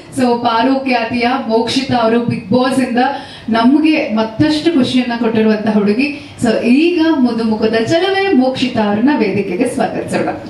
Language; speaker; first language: Kannada; native; Kannada